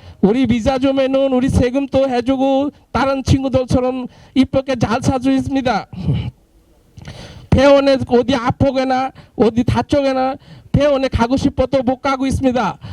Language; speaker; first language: Korean; non-native, learner; Bangla